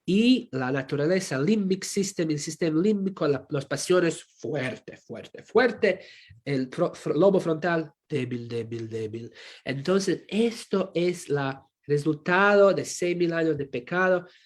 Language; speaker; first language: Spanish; non-native, fluent; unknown